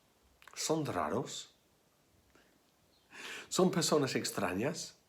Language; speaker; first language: Spanish; non-native, fluent; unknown